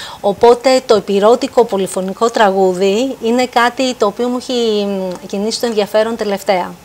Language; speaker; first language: Greek; native; Greek